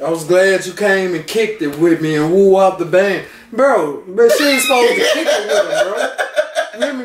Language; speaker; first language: English; native; English